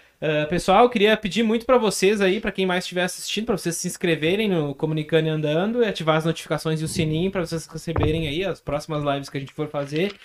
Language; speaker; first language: Portuguese; native; Portuguese